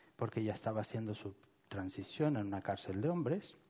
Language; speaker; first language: Spanish; native; Spanish